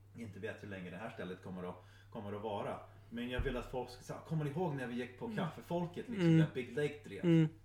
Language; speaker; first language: Swedish; non-native, fluent; English